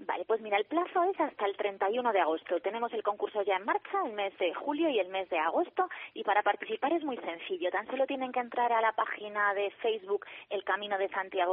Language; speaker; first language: Spanish; native; Spanish